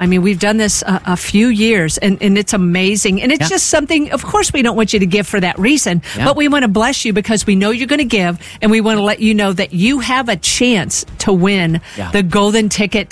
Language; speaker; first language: English; native; English